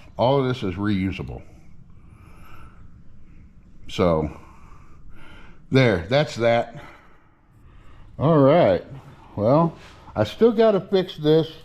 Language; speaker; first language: English; native; English